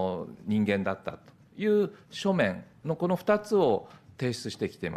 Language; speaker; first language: Japanese; native; Japanese